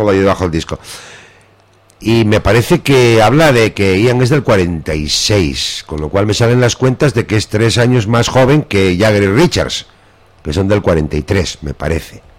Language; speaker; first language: Spanish; native; Spanish